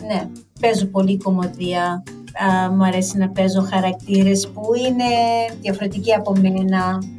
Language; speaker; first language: Greek; early bilingual, heritage; Greek